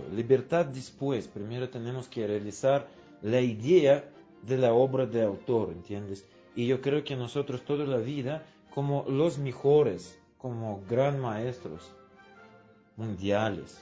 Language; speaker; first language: Spanish; non-native, fluent; Russian